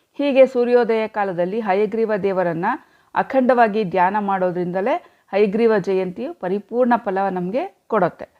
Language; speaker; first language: Kannada; native; Kannada